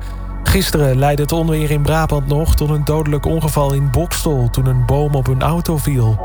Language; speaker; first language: Dutch; native; Dutch